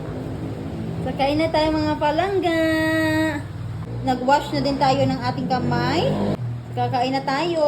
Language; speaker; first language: Filipino; non-native, local second language; Cebuano